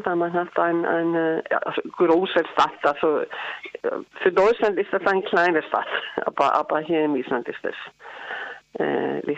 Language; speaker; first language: German; non-native, learner; Icelandic